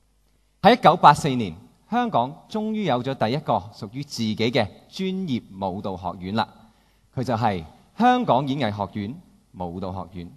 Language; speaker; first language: Chinese; non-native, local second language; Cantonese